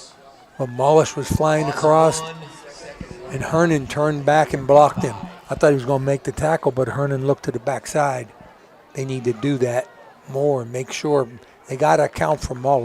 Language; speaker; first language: English; native; English